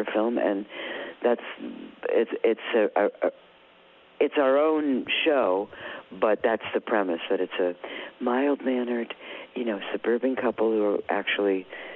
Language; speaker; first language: English; native; English